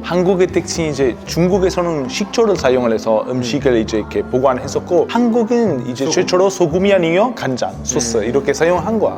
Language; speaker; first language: Korean; non-native, fluent; Italian